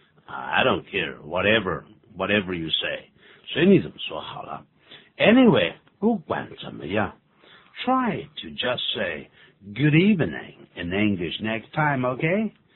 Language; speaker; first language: English; non-native, fluent; Chinese